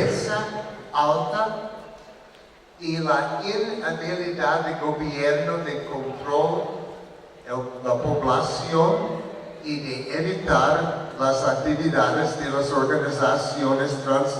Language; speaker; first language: Spanish; non-native, learner; English